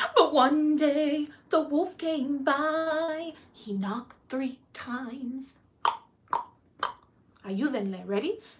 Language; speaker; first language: English; early bilingual, other home language; Spanish